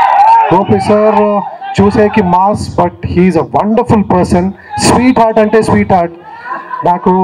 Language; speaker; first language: Telugu; non-native, learner; Kannada